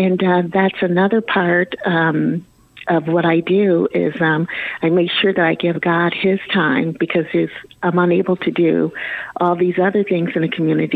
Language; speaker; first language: English; native; English